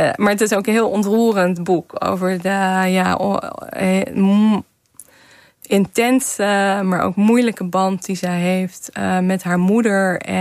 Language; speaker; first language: Dutch; non-native, fluent; Kazakh